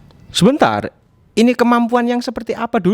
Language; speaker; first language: Indonesian; native; Indonesian